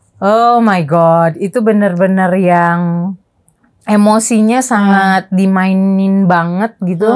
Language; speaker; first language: Indonesian; native; Indonesian